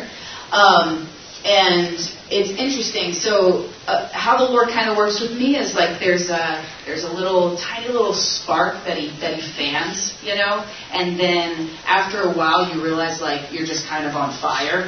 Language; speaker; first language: English; native; English